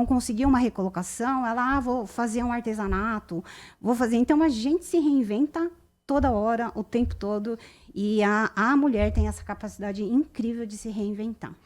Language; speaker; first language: Portuguese; early bilingual, other home language; Japanese